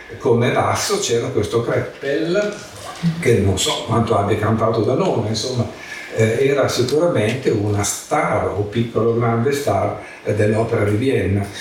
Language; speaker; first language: Italian; native; Italian